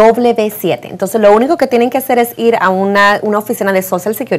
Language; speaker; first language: Spanish; native; Spanish